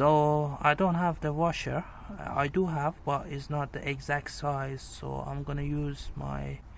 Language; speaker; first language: English; non-native, fluent; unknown